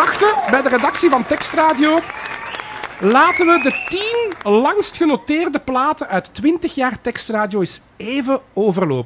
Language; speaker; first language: Dutch; native; Dutch